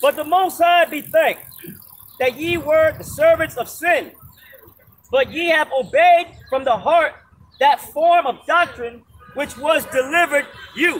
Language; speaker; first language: English; native; English